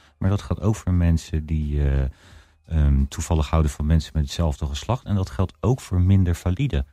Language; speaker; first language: Dutch; native; Dutch